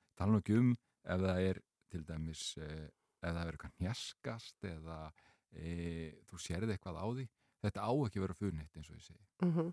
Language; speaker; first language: Icelandic; native; Icelandic